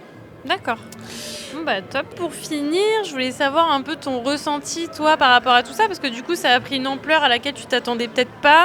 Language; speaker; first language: French; native; French